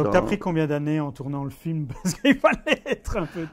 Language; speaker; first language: French; native; French